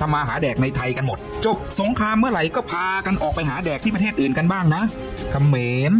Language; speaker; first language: Thai; native; Thai